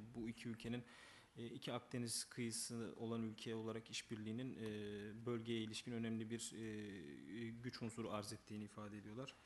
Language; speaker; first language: Turkish; native; Turkish